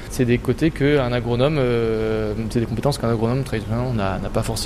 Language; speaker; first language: French; native; French